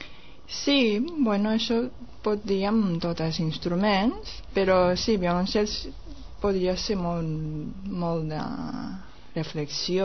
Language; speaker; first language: Catalan; non-native, fluent; Japanese